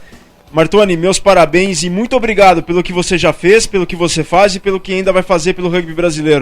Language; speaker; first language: Portuguese; native; Portuguese